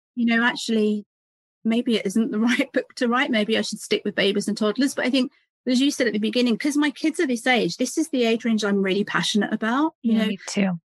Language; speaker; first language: English; native; English